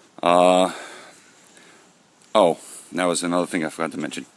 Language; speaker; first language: English; native; English